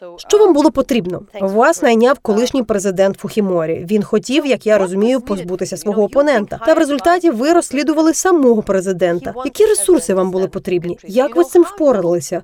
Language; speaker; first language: Ukrainian; native; Ukrainian